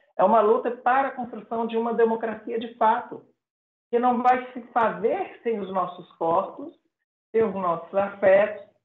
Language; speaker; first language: Portuguese; native; Portuguese